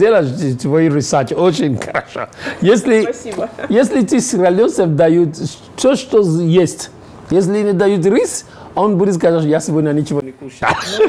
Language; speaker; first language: Russian; non-native, learner; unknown